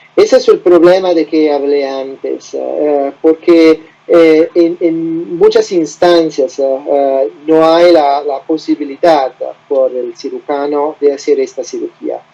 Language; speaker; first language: Spanish; non-native, fluent; Italian